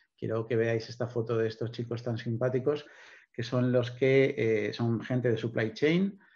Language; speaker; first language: Spanish; native; Spanish